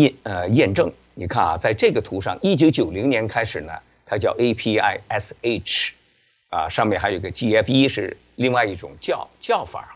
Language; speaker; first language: Chinese; native; Chinese